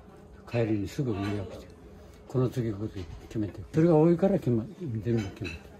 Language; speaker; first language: Japanese; native; Japanese